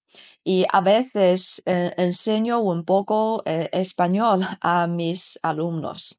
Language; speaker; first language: Spanish; non-native, fluent; Chinese